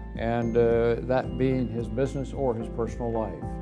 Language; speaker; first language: English; native; English